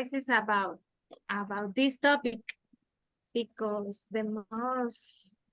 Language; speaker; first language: English; non-native, learner; Spanish